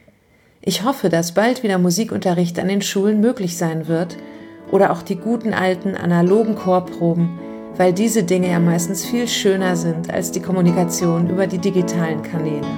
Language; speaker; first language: German; native; German